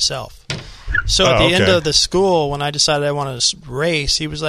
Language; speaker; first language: English; native; English